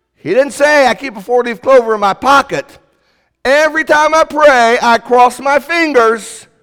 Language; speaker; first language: English; native; English